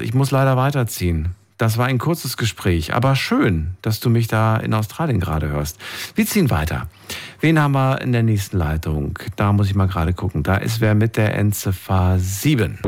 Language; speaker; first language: German; native; German